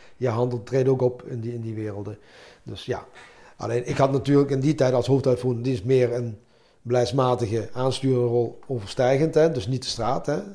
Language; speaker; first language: Dutch; early bilingual, other home language; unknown